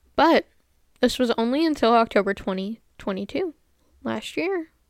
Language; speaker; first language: English; native; English